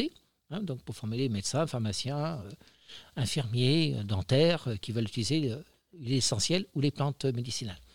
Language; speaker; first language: French; native; French